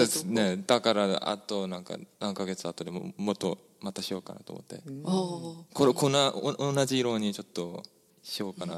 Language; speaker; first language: Japanese; non-native, fluent; Korean